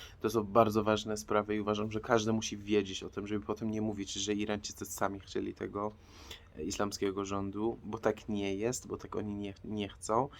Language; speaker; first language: Polish; non-native, fluent; Persian